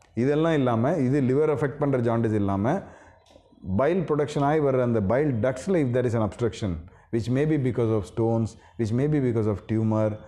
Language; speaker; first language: English; non-native, local second language; Tamil